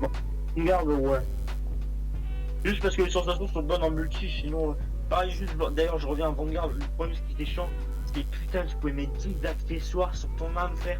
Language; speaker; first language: French; native; French